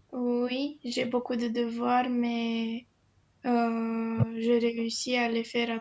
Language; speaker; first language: French; non-native, learner; Romanian